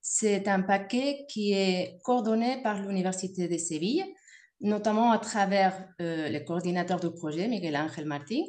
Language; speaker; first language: French; non-native, fluent; Spanish